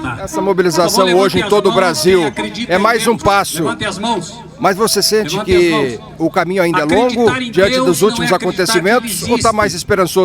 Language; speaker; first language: Portuguese; native; Portuguese